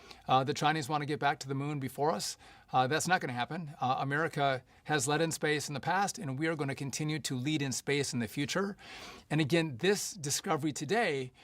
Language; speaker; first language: English; native; English